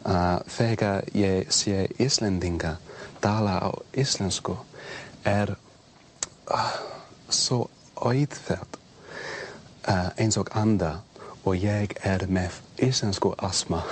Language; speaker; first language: Icelandic; non-native, learner; English